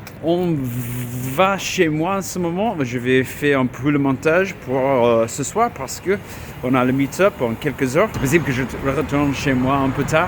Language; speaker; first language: French; non-native, fluent; English